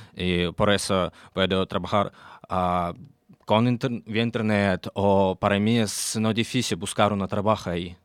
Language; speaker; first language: Spanish; non-native, learner; Russian